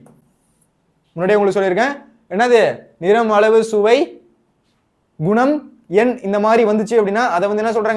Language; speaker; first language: Tamil; native; Tamil